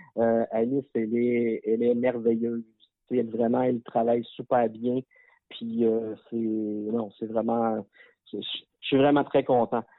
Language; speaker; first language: French; native; French